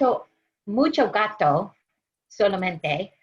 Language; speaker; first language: Spanish; non-native, learner; English